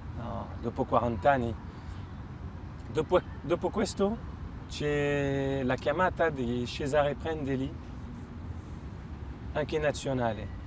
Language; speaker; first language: Italian; non-native, fluent; French